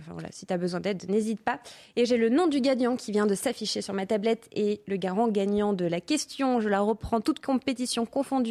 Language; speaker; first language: French; native; French